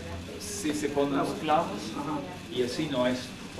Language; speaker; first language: Spanish; non-native, learner; French